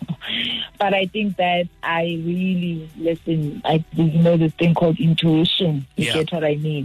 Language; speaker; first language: English; non-native, local second language; Zulu